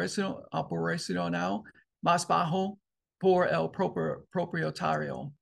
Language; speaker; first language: Spanish; non-native, learner; English